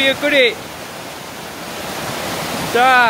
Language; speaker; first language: Japanese; native; Japanese